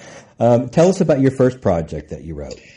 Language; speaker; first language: English; native; English